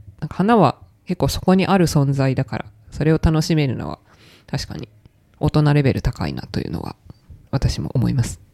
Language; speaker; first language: Japanese; native; Japanese